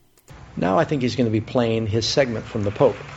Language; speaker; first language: English; native; English